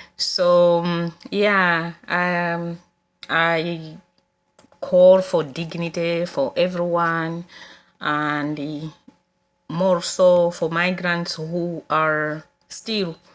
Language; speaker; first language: English; non-native, local second language; Nyanja